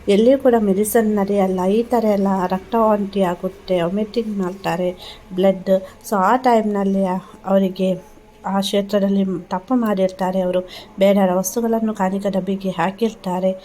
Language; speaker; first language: Kannada; native; Kannada